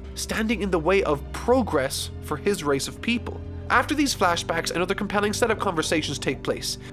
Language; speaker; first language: English; native; English